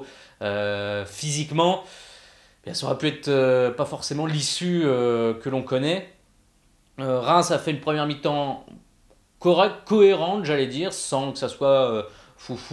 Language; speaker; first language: French; native; French